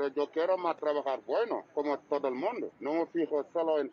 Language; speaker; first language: Spanish; non-native, learner; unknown